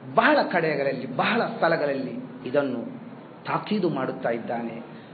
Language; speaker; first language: Kannada; non-native, local second language; Malayalam